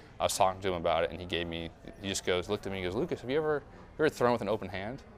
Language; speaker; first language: English; native; English